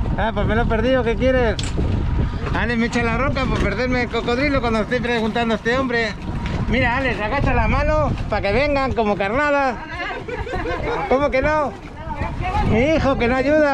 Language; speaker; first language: Spanish; native; Spanish